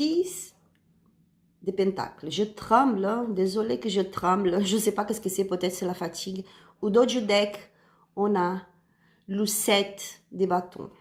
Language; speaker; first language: French; non-native, learner; Spanish